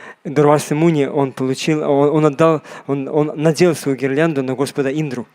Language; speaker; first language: Russian; native; Russian